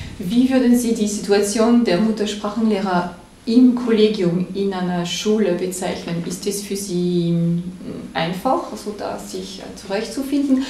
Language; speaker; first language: German; native; German